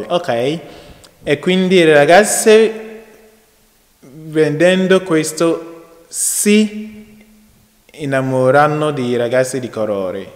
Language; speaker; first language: Italian; non-native, learner; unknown